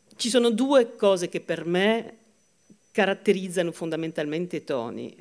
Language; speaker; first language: Italian; non-native, fluent; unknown